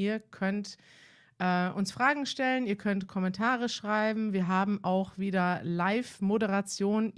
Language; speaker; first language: German; native; German